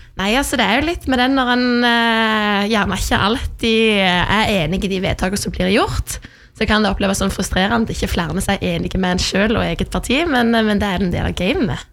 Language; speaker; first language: Norwegian; native; Norwegian